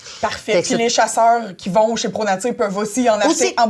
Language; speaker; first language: French; native; French